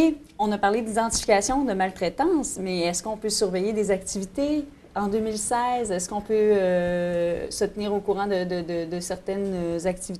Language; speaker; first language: French; native; French